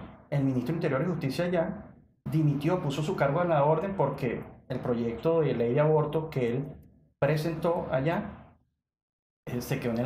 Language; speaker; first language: Spanish; native; Spanish